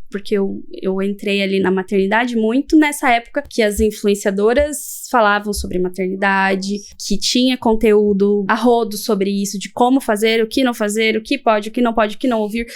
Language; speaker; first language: Portuguese; native; Portuguese